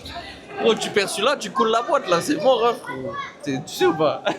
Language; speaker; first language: French; native; French